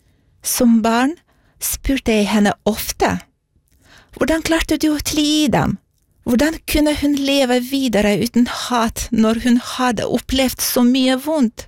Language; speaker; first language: Norwegian; non-native, fluent; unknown